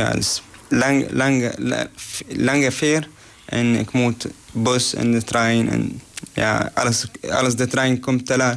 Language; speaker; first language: Dutch; non-native, learner; Arabic